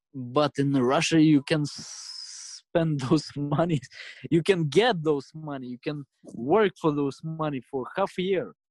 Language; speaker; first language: English; non-native, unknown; Russian